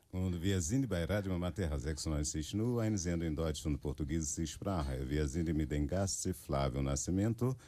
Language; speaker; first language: German; non-native, learner; Portuguese